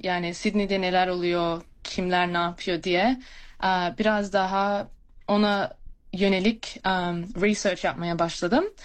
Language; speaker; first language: Turkish; early bilingual, heritage; Turkish